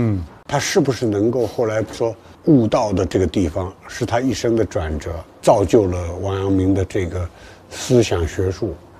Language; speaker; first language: Chinese; native; Chinese